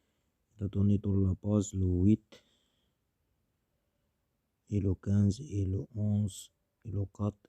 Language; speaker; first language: French; non-native, learner; Arabic